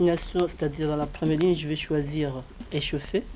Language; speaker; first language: French; non-native, local second language; Comorian